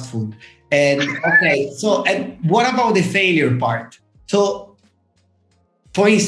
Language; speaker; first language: English; non-native, fluent; Italian